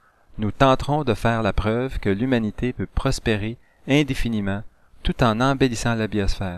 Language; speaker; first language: French; native; French